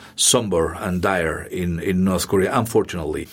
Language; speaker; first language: English; non-native, fluent; Spanish